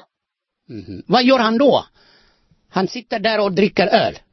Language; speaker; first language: Swedish; non-native, fluent; Amharic